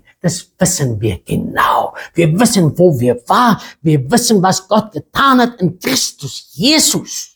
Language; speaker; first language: German; non-native, fluent; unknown